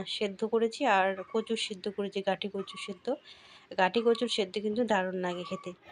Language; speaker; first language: Bangla; non-native, local second language; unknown